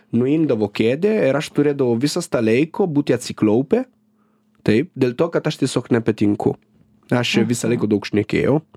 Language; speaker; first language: Lithuanian; non-native, fluent; Italian